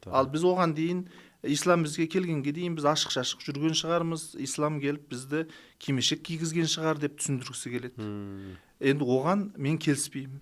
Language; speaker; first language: Kazakh; early bilingual, heritage; Kazakh